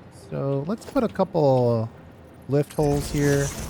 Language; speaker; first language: English; native; English